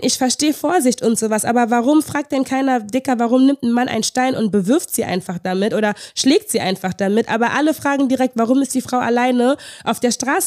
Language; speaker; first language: German; native; German